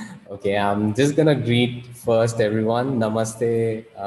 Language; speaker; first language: English; non-native, local second language; Hindi